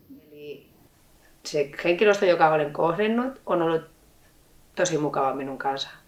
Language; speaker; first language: Finnish; non-native, fluent; Spanish